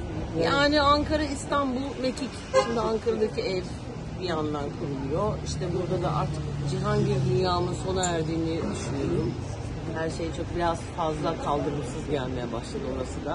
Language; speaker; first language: Turkish; native; Turkish